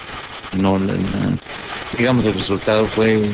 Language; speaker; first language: Spanish; native; Spanish